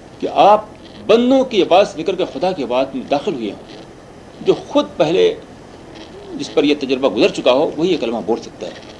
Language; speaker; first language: Urdu; native; Urdu